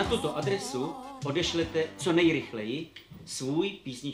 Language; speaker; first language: Czech; native; Czech